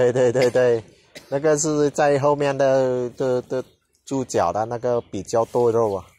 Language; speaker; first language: Chinese; non-native, learner; Vietnamese